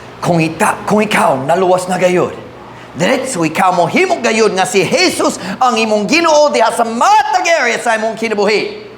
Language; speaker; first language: Cebuano; non-native, fluent; English